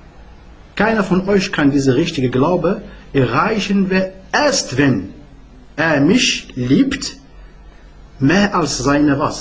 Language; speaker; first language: German; non-native, learner; Arabic